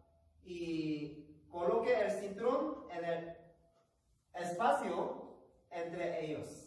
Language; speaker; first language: Spanish; non-native, learner; Korean